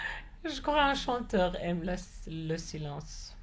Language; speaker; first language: French; non-native, fluent; German